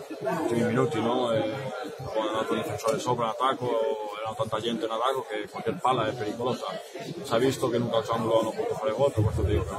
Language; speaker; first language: Italian; non-native, fluent; Spanish